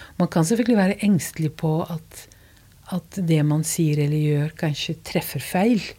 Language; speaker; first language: Norwegian; non-native, fluent; Dutch